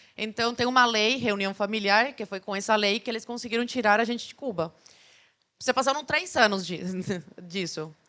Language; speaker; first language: Portuguese; early bilingual, other home language; Spanish